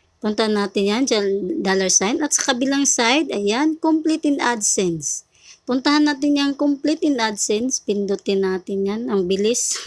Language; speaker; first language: Filipino; native; Filipino